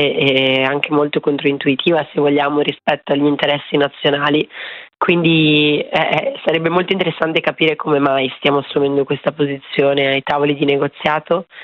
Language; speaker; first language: Italian; native; Italian